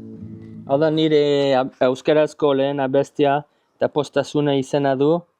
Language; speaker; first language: Basque; non-native, learner; English